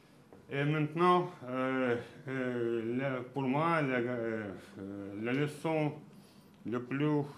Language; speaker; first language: French; non-native, fluent; Russian